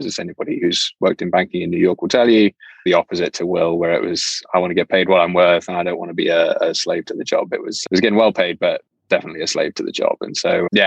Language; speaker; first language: English; native; English